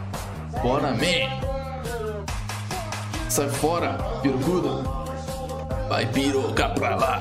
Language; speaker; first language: Portuguese; native; Portuguese